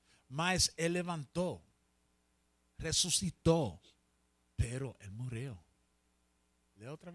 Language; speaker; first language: Portuguese; non-native, learner; Spanish